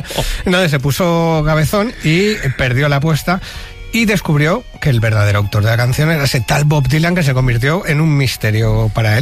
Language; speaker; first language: Spanish; native; Spanish